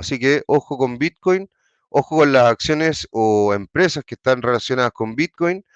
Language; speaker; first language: Spanish; native; Spanish